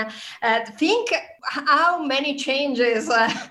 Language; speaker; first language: English; non-native, fluent; Italian